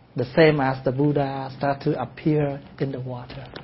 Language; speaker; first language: English; non-native, fluent; Vietnamese